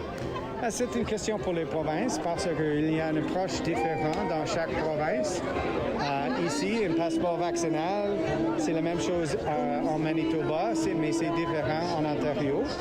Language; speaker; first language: French; non-native, local second language; English